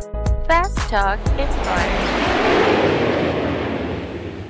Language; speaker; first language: English; non-native, fluent; Korean